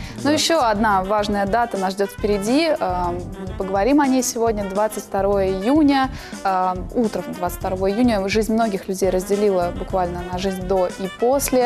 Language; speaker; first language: Russian; native; Russian